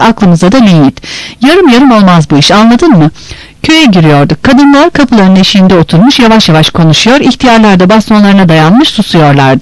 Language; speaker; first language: Turkish; native; Turkish